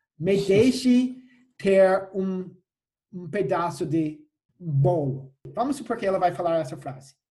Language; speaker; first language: Portuguese; non-native, fluent; English